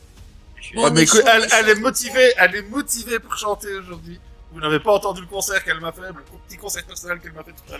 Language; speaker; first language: French; native; French